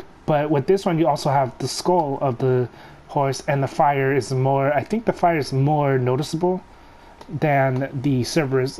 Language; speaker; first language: English; native; English